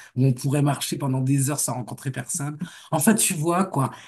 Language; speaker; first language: French; native; French